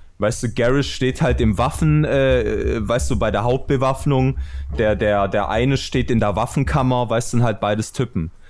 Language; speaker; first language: German; early bilingual, other home language; Albanian